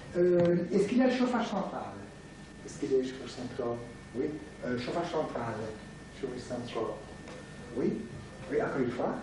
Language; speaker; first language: French; native; French